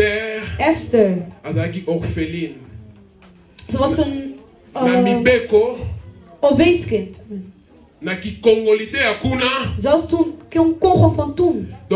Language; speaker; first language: Dutch; non-native, learner; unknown